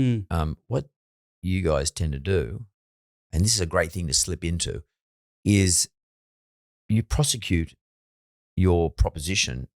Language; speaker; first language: English; native; English